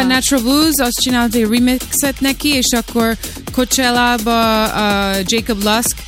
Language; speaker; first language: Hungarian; early bilingual, heritage; English